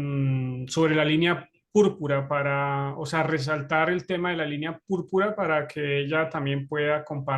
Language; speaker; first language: Spanish; native; Spanish